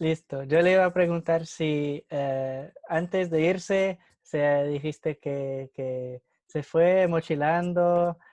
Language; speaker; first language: Spanish; non-native, fluent; English